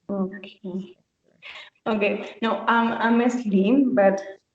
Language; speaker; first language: English; non-native, learner; Spanish